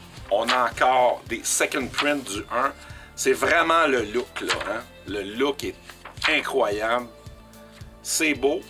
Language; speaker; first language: French; native; French